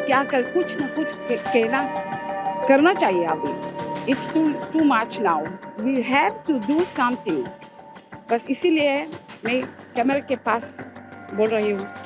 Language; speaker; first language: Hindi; early bilingual, heritage; Hindi